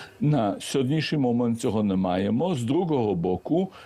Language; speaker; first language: Ukrainian; non-native, fluent; Polish